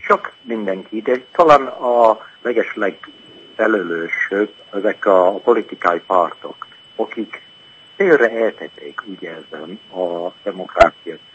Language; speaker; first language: Hungarian; non-native, fluent; English